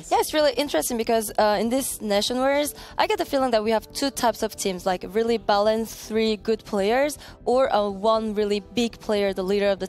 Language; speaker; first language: English; non-native, fluent; French